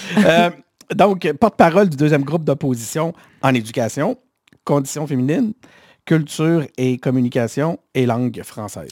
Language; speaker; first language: French; native; French